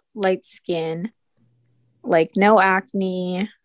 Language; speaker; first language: English; early bilingual, other home language; Filipino